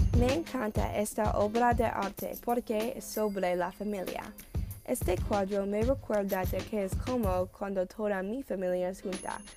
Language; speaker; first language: Spanish; non-native, learner; English